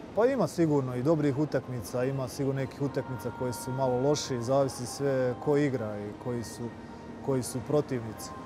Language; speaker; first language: Serbian; native; Serbian